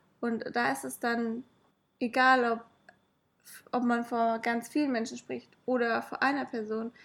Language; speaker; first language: German; native; German